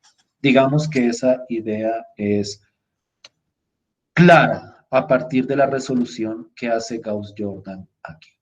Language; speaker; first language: Spanish; native; Spanish